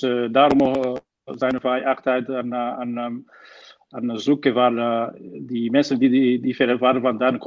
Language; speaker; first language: Dutch; non-native, fluent; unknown